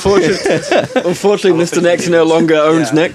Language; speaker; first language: English; native; English